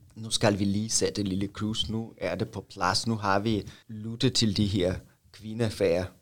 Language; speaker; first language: Danish; non-native, fluent; Russian